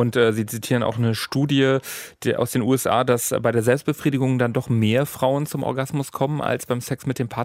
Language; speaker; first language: German; native; German